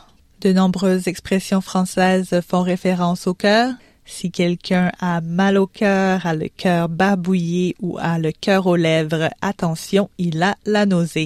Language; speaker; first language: French; native; French